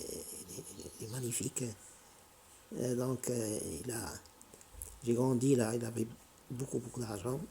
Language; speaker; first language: French; non-native, local second language; Arabic